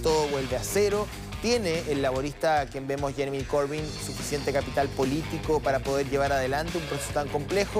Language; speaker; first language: Spanish; native; Spanish